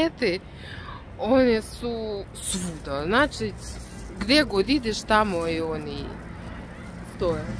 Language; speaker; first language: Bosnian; non-native, learner; Russian